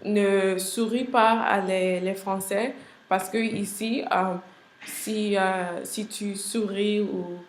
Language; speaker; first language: French; non-native, learner; English